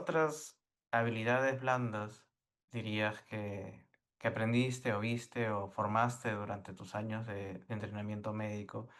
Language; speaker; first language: Spanish; native; Spanish